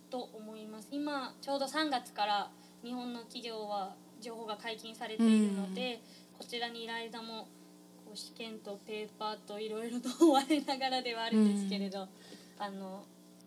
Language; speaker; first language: Japanese; native; Japanese